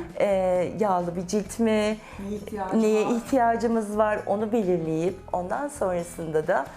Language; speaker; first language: Turkish; native; Turkish